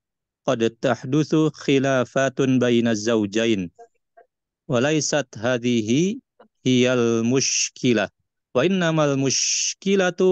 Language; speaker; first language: Arabic; non-native, learner; Indonesian